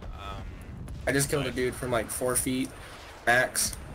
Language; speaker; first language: English; native; English